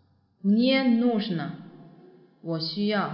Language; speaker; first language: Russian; non-native, fluent; Chinese